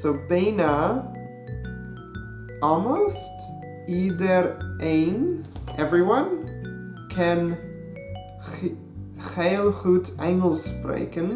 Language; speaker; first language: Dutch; non-native, learner; English